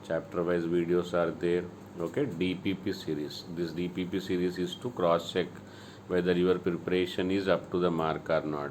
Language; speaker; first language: English; non-native, local second language; Telugu